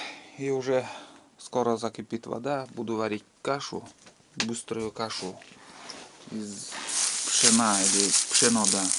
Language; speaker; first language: Russian; native; Russian